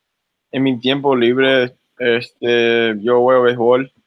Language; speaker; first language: Spanish; early bilingual, other home language; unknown